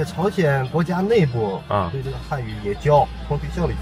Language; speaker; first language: Chinese; native; Chinese